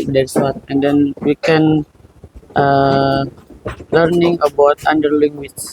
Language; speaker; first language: English; non-native, learner; Indonesian